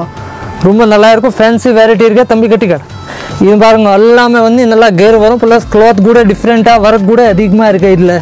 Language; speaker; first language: Tamil; native; Tamil